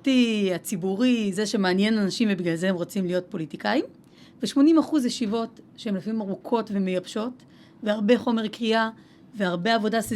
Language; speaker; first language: Hebrew; native; Hebrew